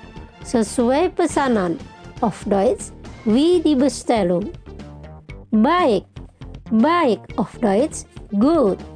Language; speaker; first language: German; non-native, fluent; Indonesian